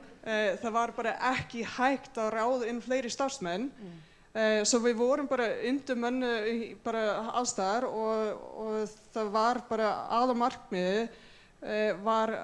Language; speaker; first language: Icelandic; non-native, fluent; English